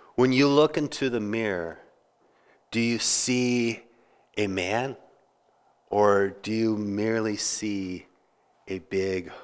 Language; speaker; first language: English; native; English